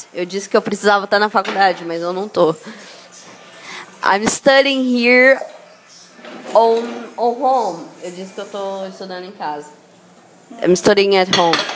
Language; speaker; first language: Portuguese; native; Portuguese